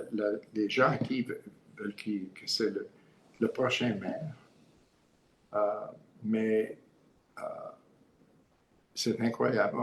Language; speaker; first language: French; non-native, learner; English